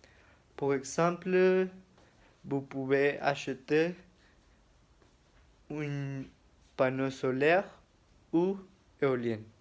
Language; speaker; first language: French; non-native, learner; Spanish